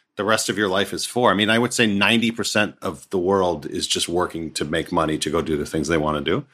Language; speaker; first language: English; native; English